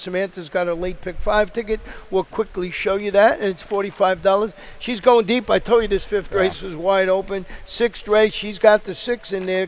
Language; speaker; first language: English; native; English